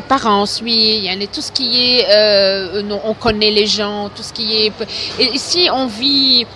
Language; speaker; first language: French; non-native, local second language; Arabic